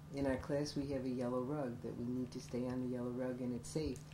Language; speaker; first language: English; native; English